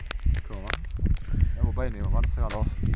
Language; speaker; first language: German; native; German